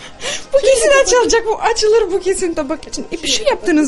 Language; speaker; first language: Turkish; non-native, learner; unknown